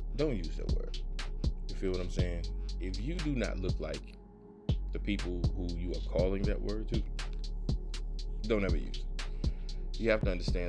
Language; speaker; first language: English; native; English